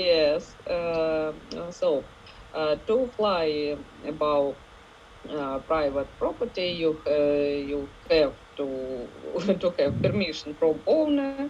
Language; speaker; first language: English; non-native, learner; Ukrainian